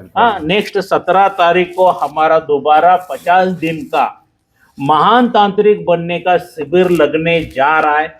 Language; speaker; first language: Hindi; non-native, local second language; Marathi